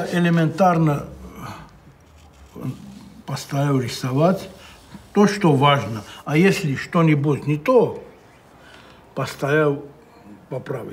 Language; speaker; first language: Russian; non-native, local second language; Armenian